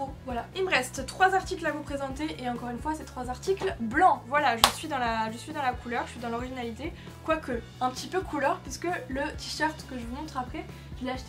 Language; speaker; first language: French; native; French